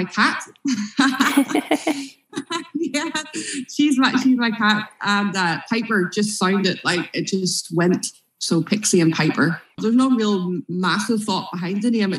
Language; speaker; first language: English; native; English